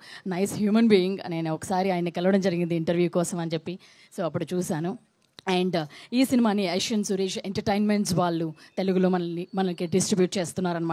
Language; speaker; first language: Telugu; native; Telugu